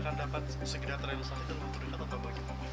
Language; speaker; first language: Indonesian; native; Indonesian